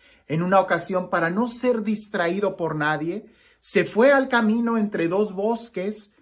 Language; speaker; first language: Spanish; native; Spanish